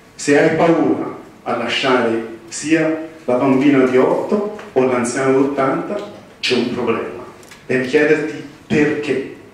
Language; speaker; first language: Italian; early bilingual, heritage; English